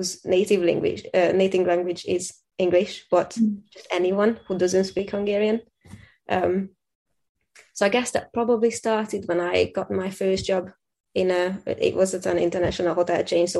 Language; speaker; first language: English; non-native, fluent; Hungarian